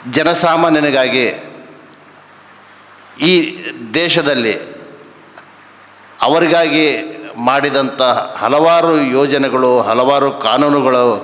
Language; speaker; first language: Kannada; native; Kannada